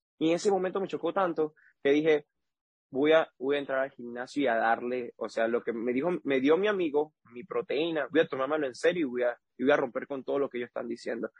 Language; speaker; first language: Spanish; native; Spanish